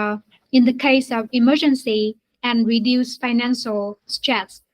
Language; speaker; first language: English; non-native, learner; Vietnamese